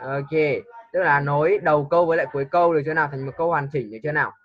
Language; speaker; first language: Vietnamese; native; Vietnamese